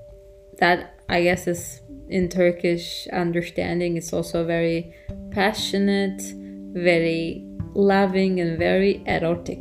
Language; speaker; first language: English; non-native, fluent; Turkish